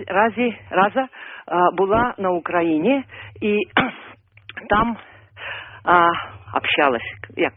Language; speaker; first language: Ukrainian; non-native, learner; Russian